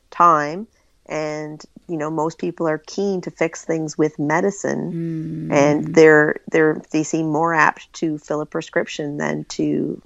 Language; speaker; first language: English; native; English